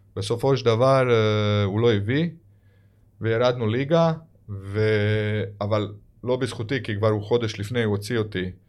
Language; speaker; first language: Hebrew; non-native, fluent; Croatian